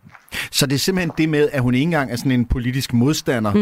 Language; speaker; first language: Danish; native; Danish